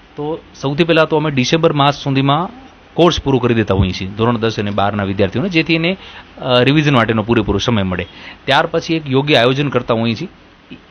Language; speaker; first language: Gujarati; native; Gujarati